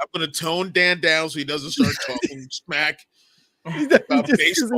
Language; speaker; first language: English; native; English